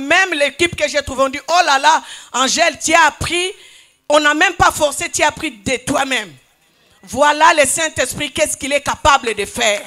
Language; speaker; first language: French; non-native, local second language; Lingala